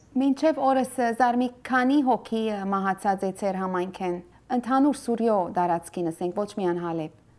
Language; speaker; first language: Armenian; early bilingual, heritage; Armenian